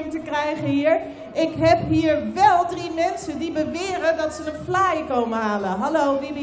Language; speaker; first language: Dutch; native; Dutch